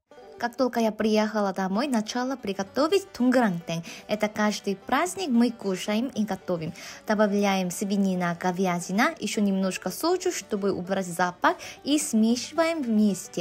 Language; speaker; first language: Russian; non-native, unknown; Korean